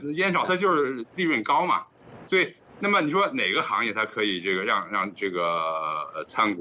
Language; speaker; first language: Chinese; native; Chinese